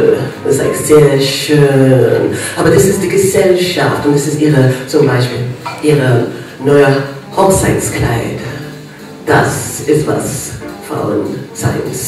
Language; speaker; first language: German; non-native, fluent; English